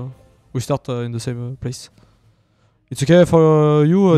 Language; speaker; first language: English; non-native, learner; French